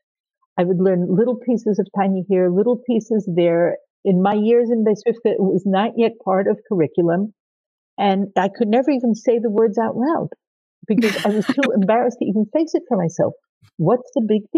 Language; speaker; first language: English; native; English